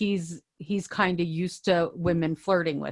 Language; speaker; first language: English; native; English